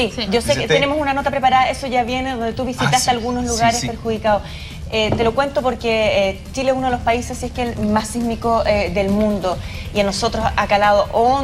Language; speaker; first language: Spanish; native; Spanish